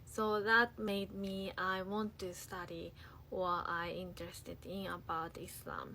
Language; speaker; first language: English; non-native, fluent; Japanese